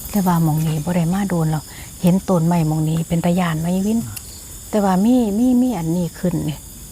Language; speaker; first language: Thai; native; Thai